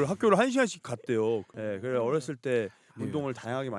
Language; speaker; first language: Korean; native; Korean